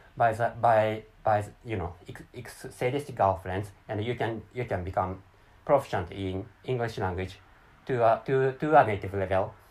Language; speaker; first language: English; non-native, learner; Japanese